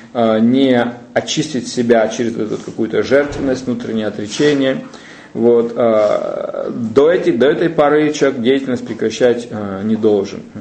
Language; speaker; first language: Russian; native; Russian